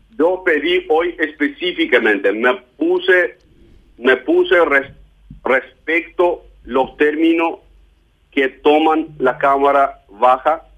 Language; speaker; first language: Spanish; non-native, fluent; German